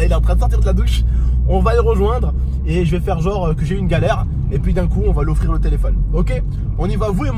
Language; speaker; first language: French; native; French